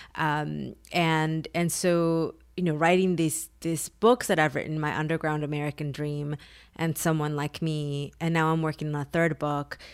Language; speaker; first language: English; early bilingual, other home language; Spanish